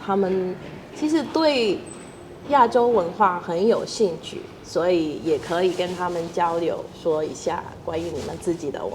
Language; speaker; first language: Chinese; non-native, fluent; Spanish